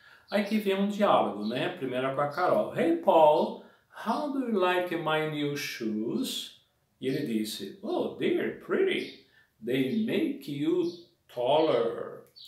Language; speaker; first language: English; non-native, fluent; Portuguese